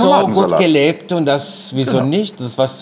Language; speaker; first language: German; non-native, fluent; Italian